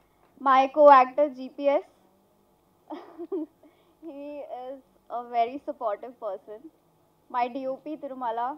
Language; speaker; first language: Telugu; non-native, learner; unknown